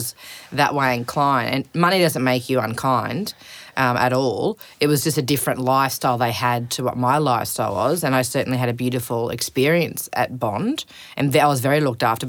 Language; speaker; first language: English; native; English